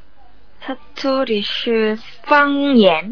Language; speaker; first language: Chinese; non-native, learner; Korean